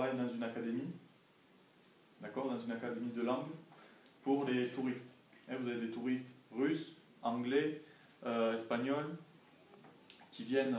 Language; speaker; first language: French; native; French